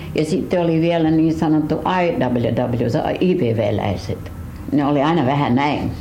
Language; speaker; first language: Finnish; early bilingual, heritage; Finnish